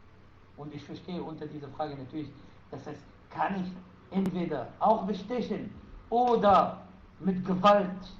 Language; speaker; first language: German; non-native, fluent; Arabic